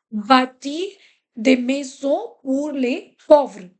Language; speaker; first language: French; non-native, fluent; Hindi